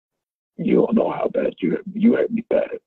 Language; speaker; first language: English; native; English